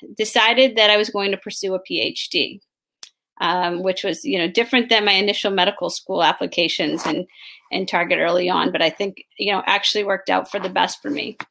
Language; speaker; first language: English; native; English